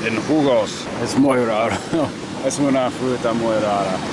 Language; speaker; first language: Spanish; non-native, learner; English